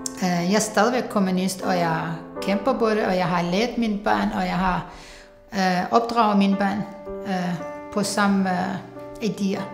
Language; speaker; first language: Danish; non-native, fluent; Arabic